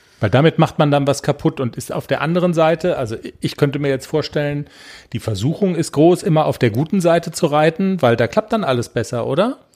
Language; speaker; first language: German; native; German